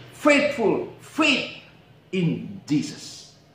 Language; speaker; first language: English; non-native, learner; Indonesian